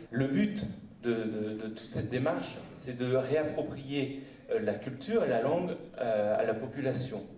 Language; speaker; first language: French; native; French